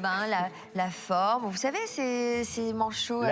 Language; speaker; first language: French; native; French